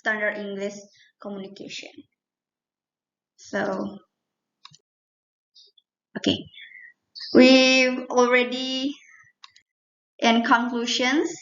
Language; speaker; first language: English; non-native, learner; Indonesian